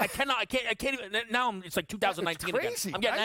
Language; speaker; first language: English; native; English